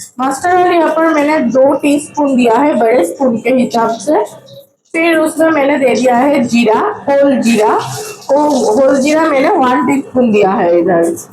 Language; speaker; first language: Hindi; non-native, local second language; Bangla